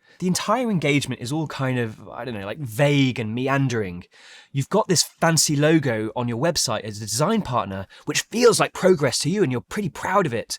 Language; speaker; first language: English; native; English